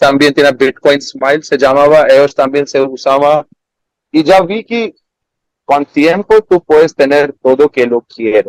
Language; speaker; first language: Spanish; non-native, learner; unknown